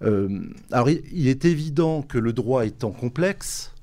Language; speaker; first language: French; native; French